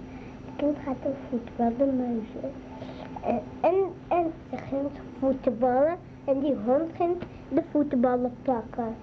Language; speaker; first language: Dutch; early bilingual, other home language; Arabic